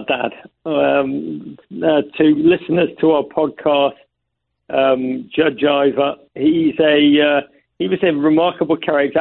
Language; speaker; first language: English; native; English